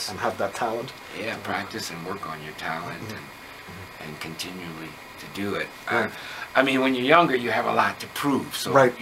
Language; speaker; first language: English; native; English